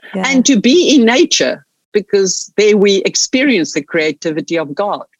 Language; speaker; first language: English; non-native, local second language; Afrikaans